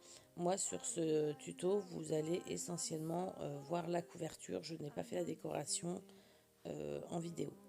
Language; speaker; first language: French; native; French